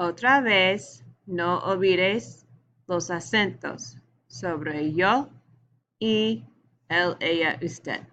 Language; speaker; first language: Spanish; non-native, learner; English